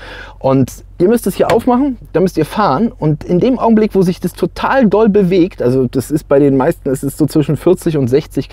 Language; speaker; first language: German; native; German